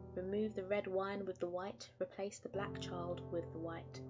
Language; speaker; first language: English; native; English